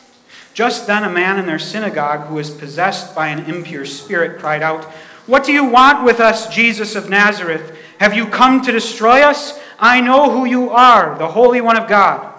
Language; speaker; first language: English; native; English